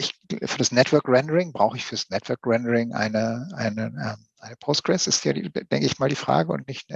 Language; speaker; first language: German; native; German